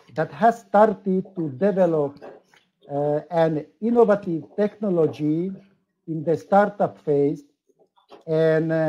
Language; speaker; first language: English; non-native, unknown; Slovak